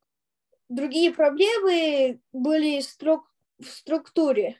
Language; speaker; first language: Russian; early bilingual, heritage; Russian